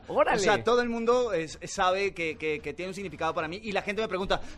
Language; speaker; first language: Spanish; native; Spanish